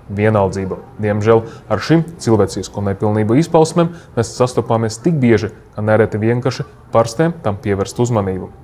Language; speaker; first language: Latvian; non-native, local second language; Russian